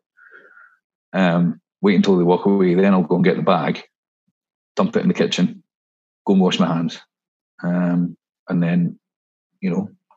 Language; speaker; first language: English; native; English